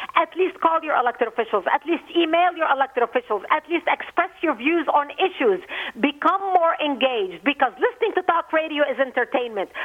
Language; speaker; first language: English; non-native, fluent; Arabic